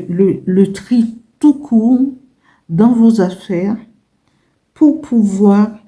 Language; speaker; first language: French; native; French